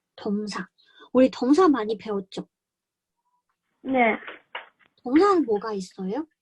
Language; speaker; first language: Korean; non-native, fluent; Chinese